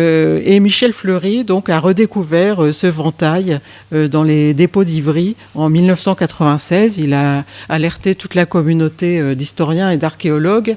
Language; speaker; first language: French; native; French